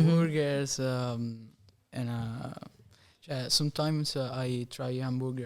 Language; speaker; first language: English; non-native, learner; Italian